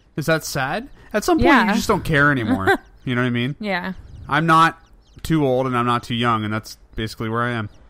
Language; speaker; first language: English; native; English